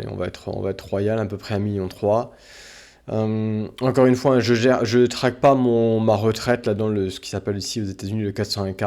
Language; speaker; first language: French; native; French